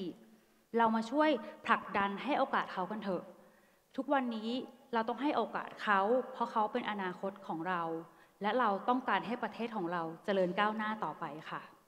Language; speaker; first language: Thai; native; Thai